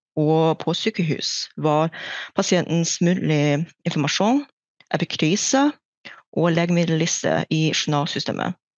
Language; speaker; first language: Norwegian; non-native, fluent; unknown